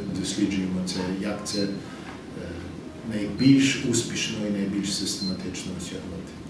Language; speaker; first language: Ukrainian; early bilingual, heritage; English